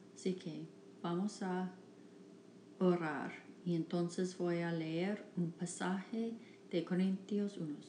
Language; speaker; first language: Spanish; non-native, fluent; English